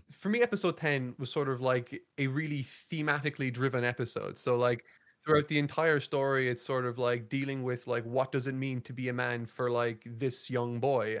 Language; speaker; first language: English; native; English